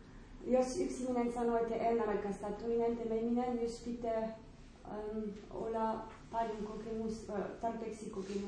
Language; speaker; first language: Finnish; non-native, learner; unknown